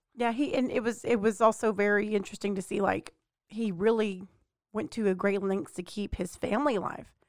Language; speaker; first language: English; native; English